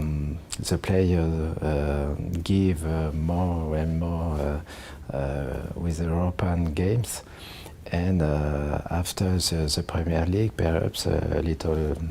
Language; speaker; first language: English; non-native, learner; French